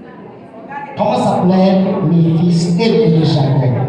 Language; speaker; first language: French; non-native, local second language; Haitian Creole